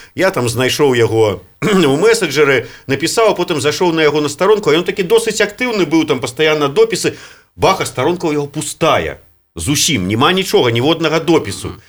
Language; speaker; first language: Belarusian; native; Belarusian